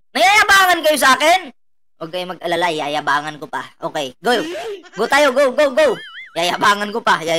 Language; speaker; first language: Filipino; non-native, local second language; Cebuano